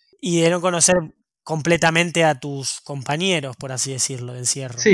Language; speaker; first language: Spanish; native; Spanish